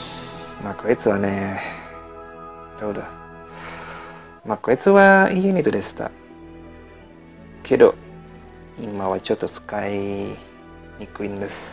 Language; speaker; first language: Japanese; non-native, learner; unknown